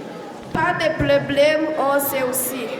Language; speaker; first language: French; non-native, learner; Kinyarwanda